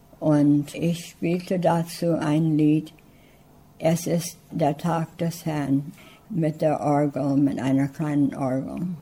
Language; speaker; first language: German; early bilingual, heritage; English